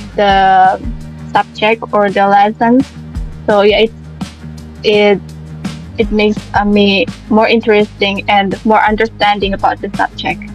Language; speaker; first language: English; non-native, learner; Indonesian